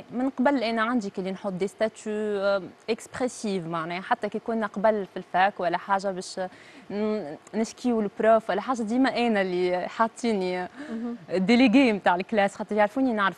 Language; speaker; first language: Arabic; native; Arabic